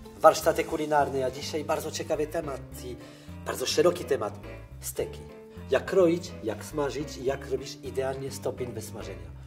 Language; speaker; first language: Polish; non-native, fluent; French